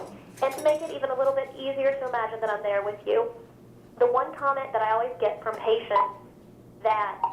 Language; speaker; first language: English; native; English